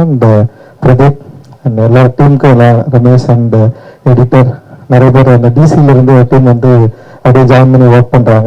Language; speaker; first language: Tamil; native; Tamil